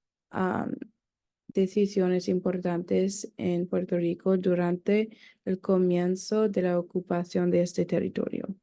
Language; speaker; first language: Spanish; non-native, learner; English